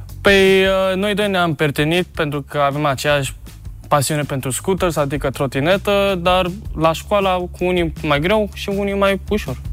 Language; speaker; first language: Romanian; early bilingual, other home language; Chinese